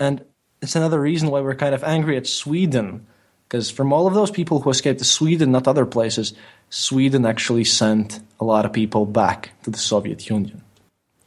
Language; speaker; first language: English; non-native, fluent; Latvian